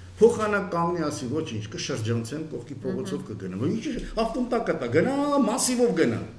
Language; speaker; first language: Armenian; native; Armenian